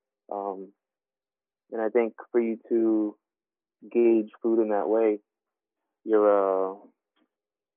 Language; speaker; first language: English; native; English